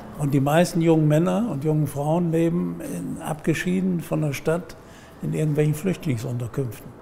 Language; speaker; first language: German; native; German